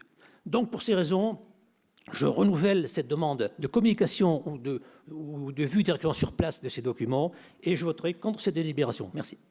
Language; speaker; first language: French; native; French